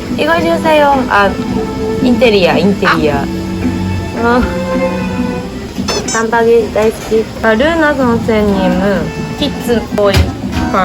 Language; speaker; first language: Korean; non-native, learner; Japanese